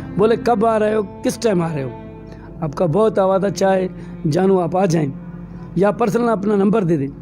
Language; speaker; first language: Urdu; non-native, local second language; Sindhi